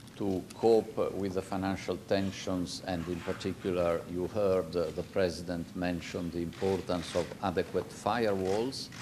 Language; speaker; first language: English; non-native, fluent; Italian